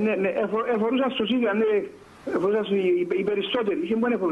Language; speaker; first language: Greek; native; Greek